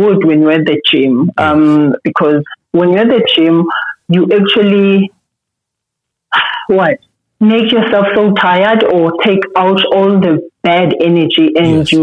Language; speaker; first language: English; non-native, local second language; Xhosa